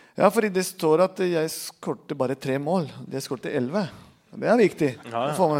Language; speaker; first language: Norwegian; non-native, fluent; Spanish